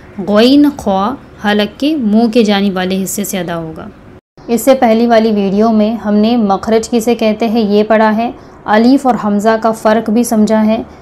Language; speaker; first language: Hindi; native; Hindi